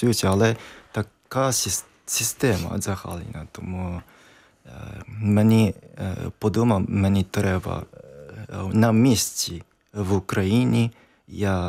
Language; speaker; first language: Ukrainian; non-native, learner; Japanese